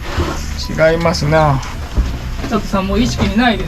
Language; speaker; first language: Japanese; native; Japanese